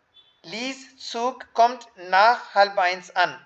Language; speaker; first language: German; non-native, fluent; Hindi